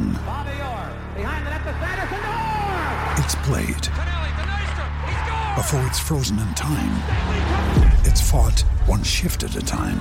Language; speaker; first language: English; native; English